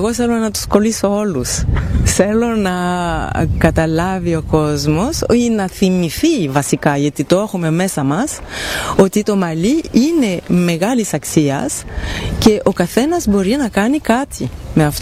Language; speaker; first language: Greek; non-native, fluent; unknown